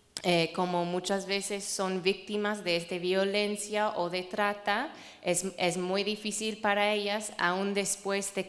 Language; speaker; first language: Spanish; non-native, fluent; English